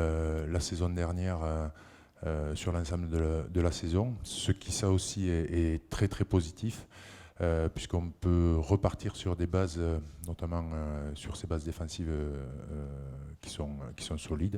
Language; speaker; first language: French; native; French